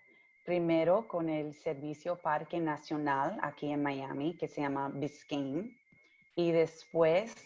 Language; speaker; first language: Spanish; early bilingual, heritage; English